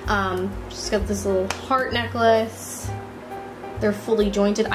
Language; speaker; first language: English; native; English